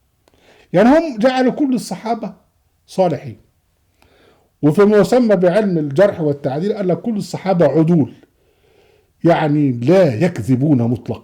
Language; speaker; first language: Arabic; native; Arabic